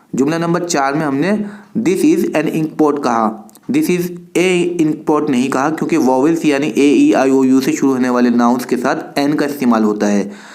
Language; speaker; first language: Urdu; native; Urdu